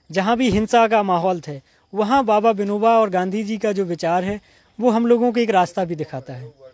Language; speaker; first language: Hindi; native; Hindi